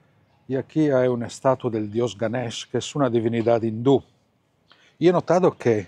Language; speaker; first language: Spanish; non-native, fluent; Italian